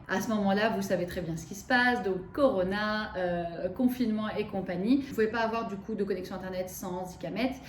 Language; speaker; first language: French; early bilingual, other home language; Arabic